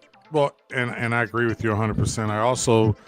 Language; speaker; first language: English; native; English